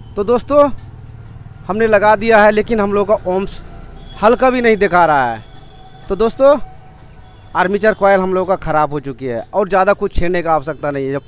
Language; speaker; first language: Hindi; non-native, local second language; Bangla